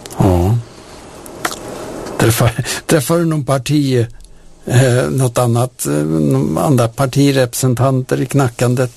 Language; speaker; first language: Swedish; native; Swedish